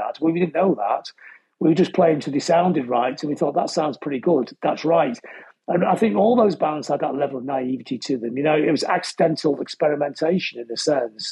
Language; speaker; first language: English; native; English